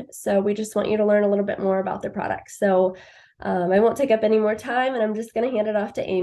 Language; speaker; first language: English; native; English